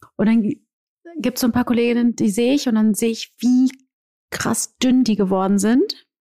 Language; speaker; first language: German; early bilingual, other home language; Portuguese